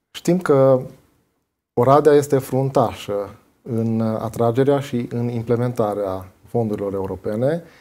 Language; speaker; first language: Romanian; non-native, local second language; Hungarian